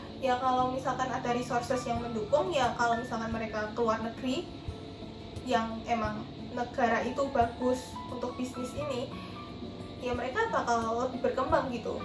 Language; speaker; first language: Indonesian; native; Indonesian